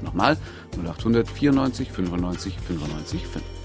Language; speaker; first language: German; native; German